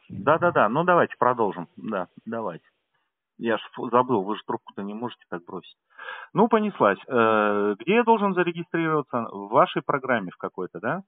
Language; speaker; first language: Russian; native; Russian